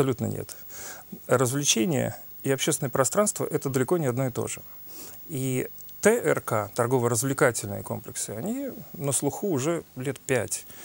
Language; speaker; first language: Russian; native; Russian